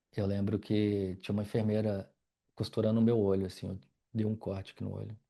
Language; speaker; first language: Portuguese; native; Portuguese